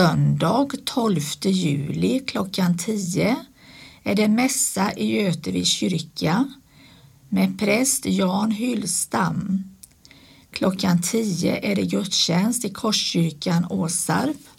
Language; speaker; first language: Swedish; native; Swedish